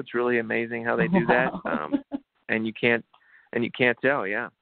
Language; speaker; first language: English; native; English